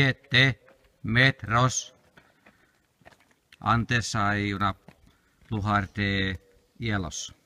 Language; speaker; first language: Spanish; non-native, learner; Finnish